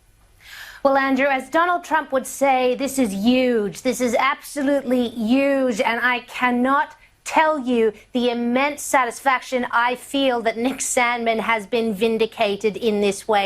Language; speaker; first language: English; native; English